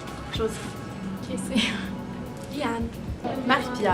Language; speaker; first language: French; native; French